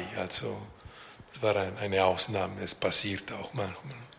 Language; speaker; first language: German; non-native, local second language; Italian